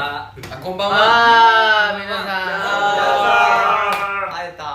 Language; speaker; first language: Japanese; native; Japanese